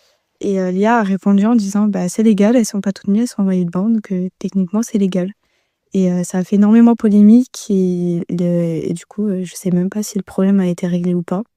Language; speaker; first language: French; native; French